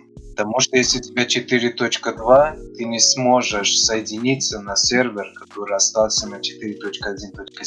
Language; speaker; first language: Russian; early bilingual, heritage; Russian